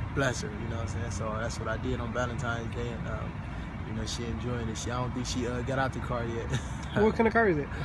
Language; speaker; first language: English; native; English